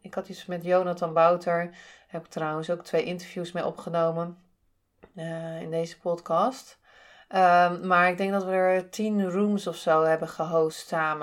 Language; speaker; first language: Dutch; native; Dutch